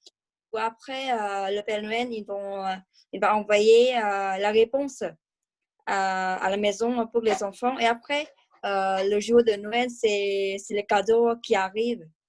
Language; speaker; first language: French; non-native, learner; Vietnamese